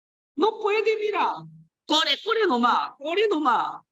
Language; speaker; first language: Spanish; non-native, learner; Korean